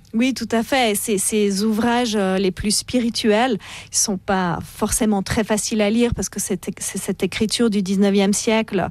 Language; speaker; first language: French; native; French